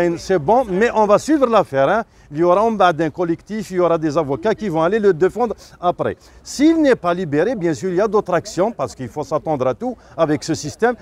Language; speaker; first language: French; non-native, local second language; Kabyle